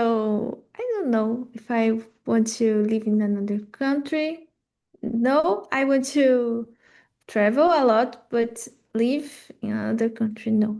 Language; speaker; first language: English; non-native, learner; Portuguese